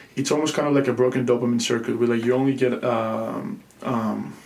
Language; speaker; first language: English; non-native, fluent; Greek